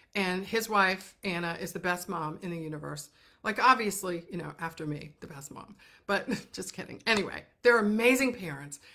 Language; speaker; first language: English; native; English